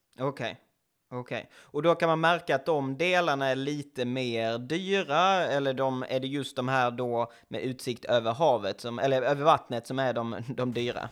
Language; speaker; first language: Swedish; native; Swedish